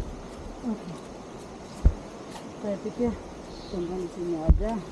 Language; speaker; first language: Indonesian; non-native, learner; English